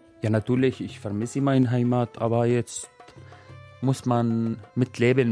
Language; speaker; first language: German; non-native, learner; Arabic